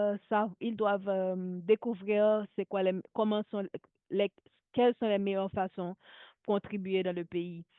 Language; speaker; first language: French; non-native, local second language; Haitian Creole